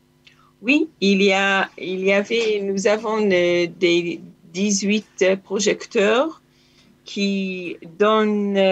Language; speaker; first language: French; non-native, learner; Hebrew